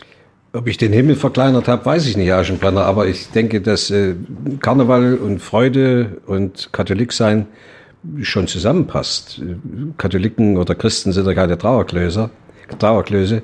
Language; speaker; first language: German; native; German